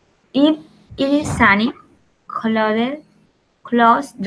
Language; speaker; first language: English; non-native, learner; Spanish